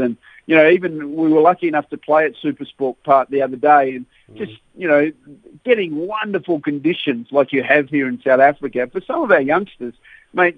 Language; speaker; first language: English; native; English